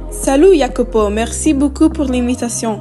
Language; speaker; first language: French; non-native, learner; Italian